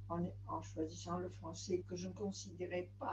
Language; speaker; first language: French; non-native, fluent; Spanish